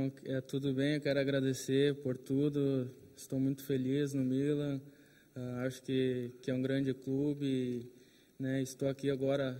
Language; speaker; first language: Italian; non-native, learner; Portuguese